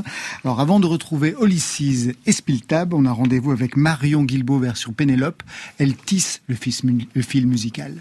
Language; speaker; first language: French; native; French